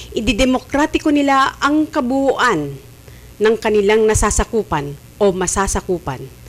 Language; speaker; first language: Filipino; native; Filipino